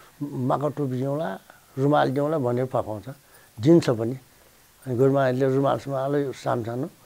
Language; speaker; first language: Nepali; non-native, local second language; Newari